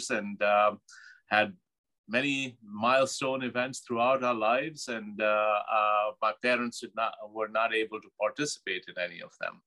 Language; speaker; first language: English; non-native, local second language; Urdu